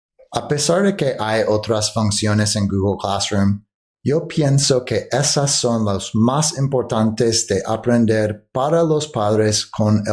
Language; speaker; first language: Spanish; non-native, fluent; English